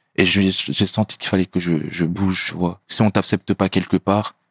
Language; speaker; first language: French; native; French